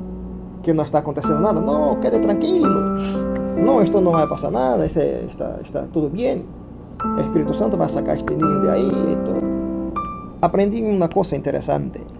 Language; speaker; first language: Spanish; non-native, fluent; Portuguese